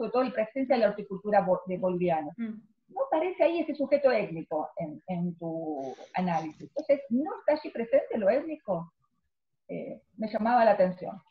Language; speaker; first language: Spanish; native; Spanish